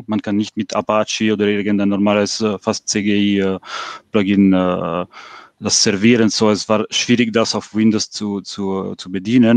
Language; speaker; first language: German; non-native, fluent; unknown